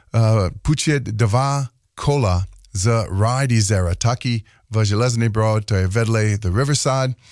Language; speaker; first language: Czech; non-native, learner; English